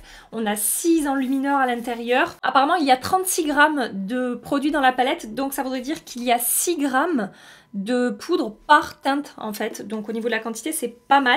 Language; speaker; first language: French; native; French